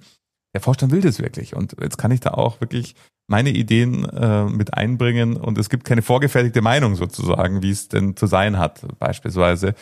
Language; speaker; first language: German; native; German